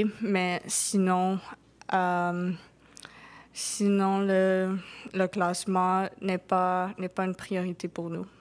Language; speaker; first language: French; non-native, local second language; English